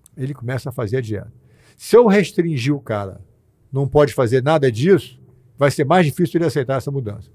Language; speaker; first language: Portuguese; native; Portuguese